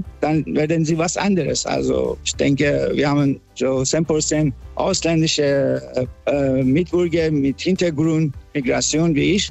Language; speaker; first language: German; non-native, fluent; Persian